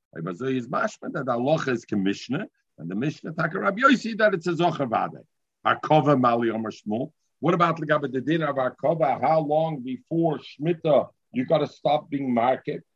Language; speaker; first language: English; native; English